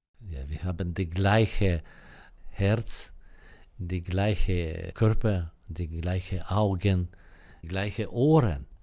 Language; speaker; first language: German; non-native, learner; Russian